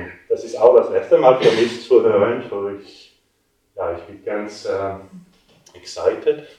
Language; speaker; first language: German; non-native, learner; French